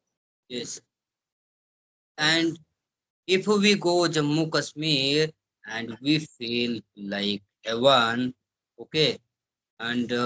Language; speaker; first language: English; non-native, learner; Hindi